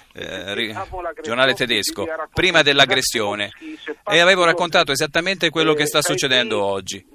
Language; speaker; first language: Italian; non-native, fluent; Arabic